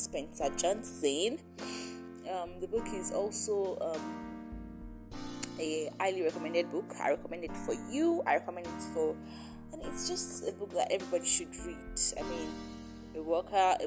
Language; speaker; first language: English; non-native, local second language; Yoruba